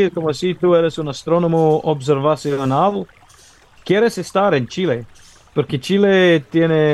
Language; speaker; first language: Spanish; non-native, fluent; English